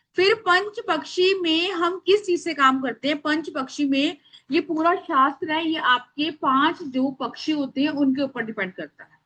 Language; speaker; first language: Hindi; native; Hindi